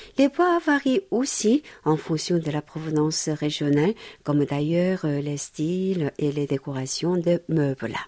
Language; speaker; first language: French; non-native, fluent; Korean